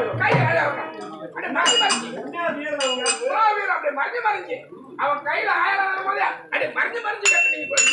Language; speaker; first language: Tamil; native; Tamil